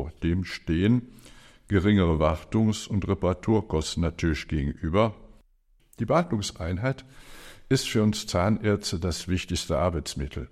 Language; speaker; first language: German; native; German